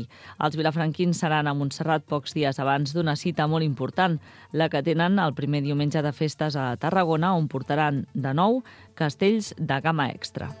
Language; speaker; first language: Catalan; native; Catalan